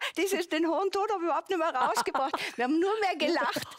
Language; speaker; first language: German; native; German